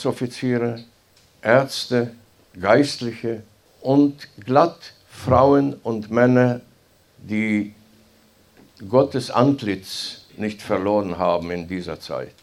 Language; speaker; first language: German; non-native, fluent; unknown